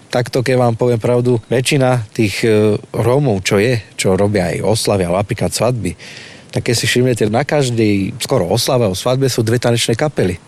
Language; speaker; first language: Slovak; native; Slovak